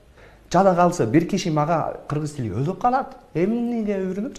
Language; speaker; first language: Kyrgyz; non-native, fluent; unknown